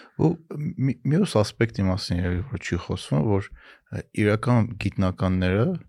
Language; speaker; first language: Armenian; native; Armenian